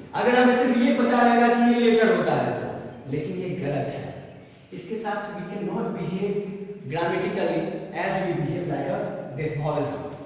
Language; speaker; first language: Hindi; native; Hindi